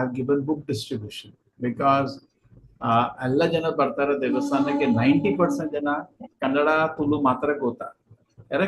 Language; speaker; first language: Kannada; non-native, learner; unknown